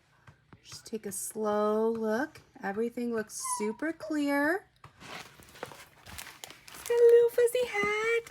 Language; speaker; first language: English; native; English